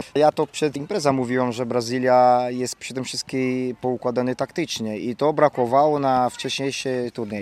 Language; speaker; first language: Polish; non-native, fluent; Portuguese